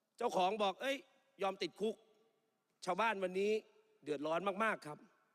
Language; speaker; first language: Thai; native; Thai